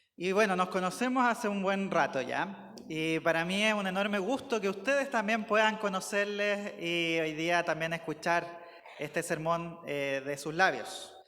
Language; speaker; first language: Spanish; native; Spanish